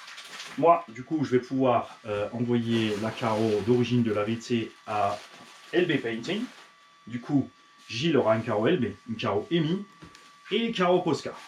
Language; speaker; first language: French; native; French